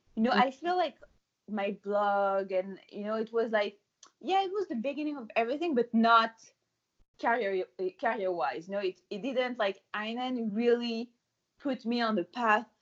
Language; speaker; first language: English; non-native, fluent; French